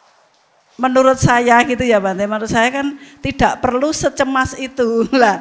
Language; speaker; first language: Indonesian; non-native, local second language; Javanese